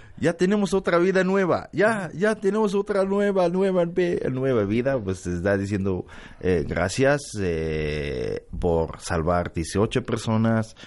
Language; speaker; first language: Spanish; non-native, learner; Arabic